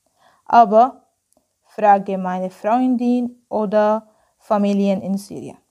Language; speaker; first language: German; non-native, learner; Arabic